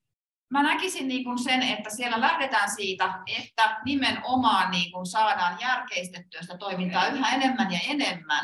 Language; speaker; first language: Finnish; native; Finnish